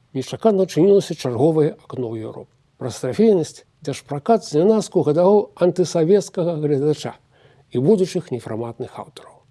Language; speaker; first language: Belarusian; native; Belarusian